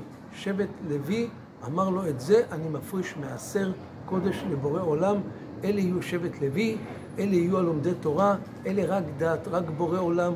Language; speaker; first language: Hebrew; native; Hebrew